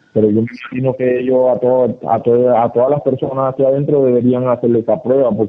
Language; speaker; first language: Spanish; native; Spanish